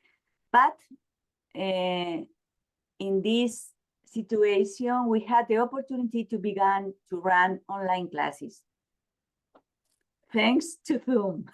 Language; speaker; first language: English; non-native, learner; Spanish